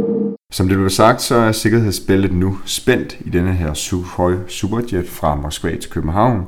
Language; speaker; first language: Danish; native; Danish